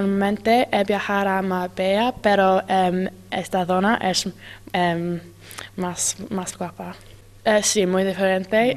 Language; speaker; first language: Spanish; non-native, learner; English